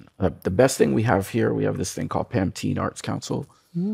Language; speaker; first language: English; native; English